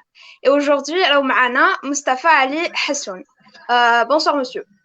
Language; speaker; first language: French; non-native, local second language; Arabic